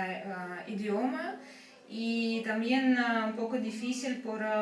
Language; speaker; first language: Spanish; early bilingual, heritage; Spanish